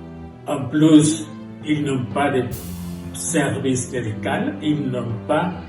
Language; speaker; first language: French; non-native, fluent; Spanish